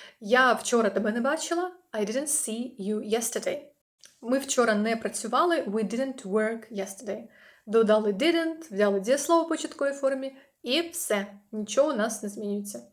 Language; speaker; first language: Ukrainian; non-native, local second language; Russian